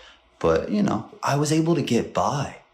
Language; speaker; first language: English; native; English